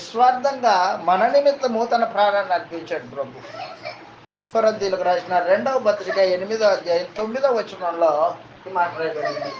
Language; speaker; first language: Telugu; native; Telugu